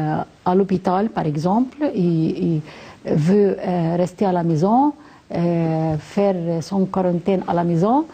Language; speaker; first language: French; non-native, fluent; Arabic